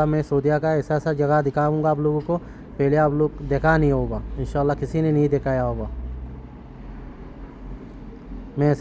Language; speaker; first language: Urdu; non-native, fluent; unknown